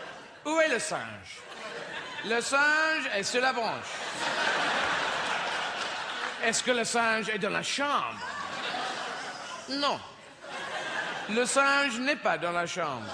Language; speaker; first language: French; non-native, learner; English